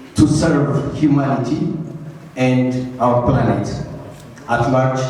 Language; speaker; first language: English; non-native, local second language; Amharic